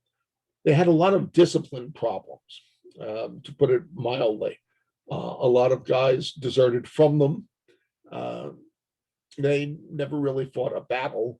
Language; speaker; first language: English; native; English